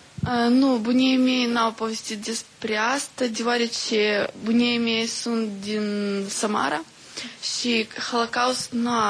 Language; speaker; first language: Romanian; non-native, local second language; Russian